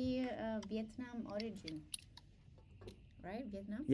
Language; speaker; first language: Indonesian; non-native, learner; Italian